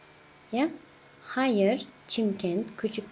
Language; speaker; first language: Turkish; non-native, fluent; Kazakh